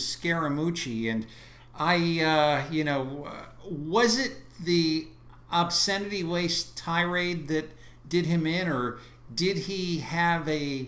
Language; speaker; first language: English; native; English